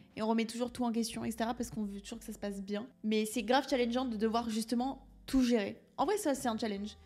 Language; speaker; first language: French; native; French